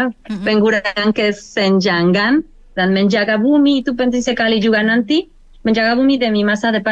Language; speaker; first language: Indonesian; non-native, learner; Spanish